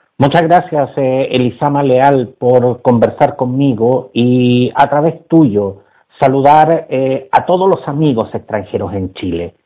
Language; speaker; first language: Spanish; native; Spanish